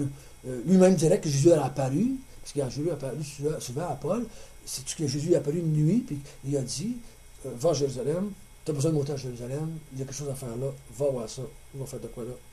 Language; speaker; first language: French; native; French